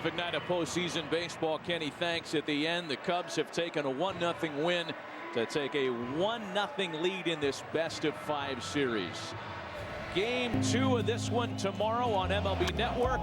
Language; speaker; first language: English; native; English